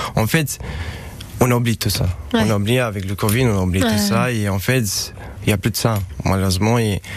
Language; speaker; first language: French; non-native, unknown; Romanian